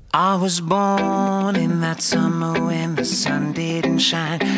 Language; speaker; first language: English; non-native, fluent; Arabic